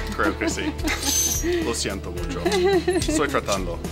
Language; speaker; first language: Spanish; non-native, fluent; English